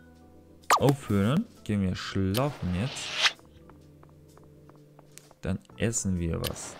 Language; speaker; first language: German; non-native, learner; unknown